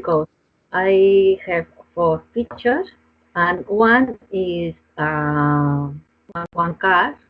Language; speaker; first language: English; non-native, learner; Spanish